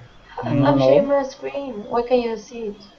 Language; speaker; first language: English; non-native, fluent; Spanish